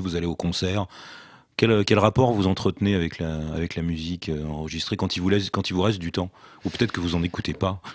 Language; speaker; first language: French; native; French